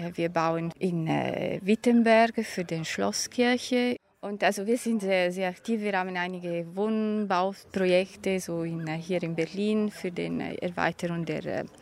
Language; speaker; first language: German; non-native, fluent; Italian